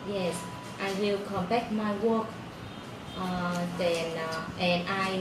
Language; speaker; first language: English; non-native, learner; Vietnamese